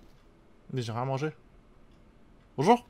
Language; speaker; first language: French; native; French